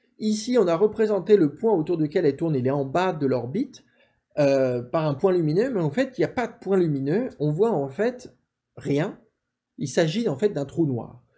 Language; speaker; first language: French; native; French